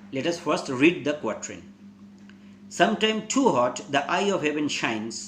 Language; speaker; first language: English; non-native, local second language; Bangla